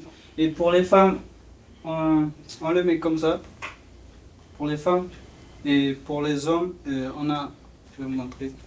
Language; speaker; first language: French; non-native, local second language; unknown